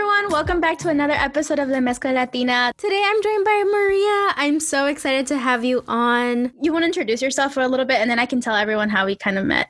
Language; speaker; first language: English; early bilingual, other home language; Spanish